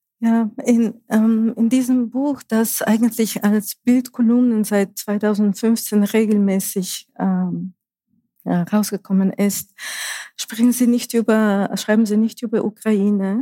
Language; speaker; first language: German; non-native, fluent; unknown